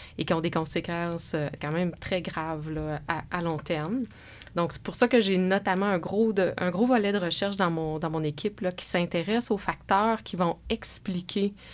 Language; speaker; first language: French; native; French